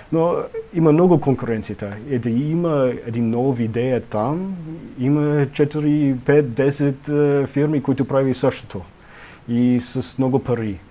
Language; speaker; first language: Bulgarian; non-native, learner; English